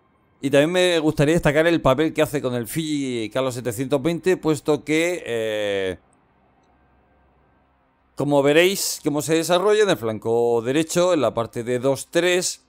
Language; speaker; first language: Spanish; native; Spanish